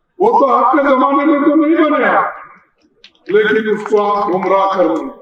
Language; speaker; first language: Hindi; non-native, local second language; Kannada